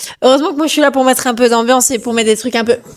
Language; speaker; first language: French; native; French